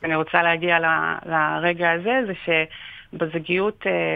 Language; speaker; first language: Hebrew; non-native, fluent; Russian